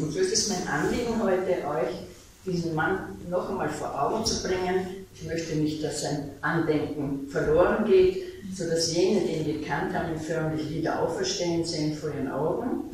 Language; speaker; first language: German; native; German